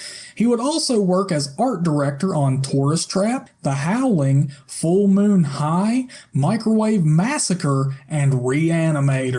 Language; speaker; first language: English; native; English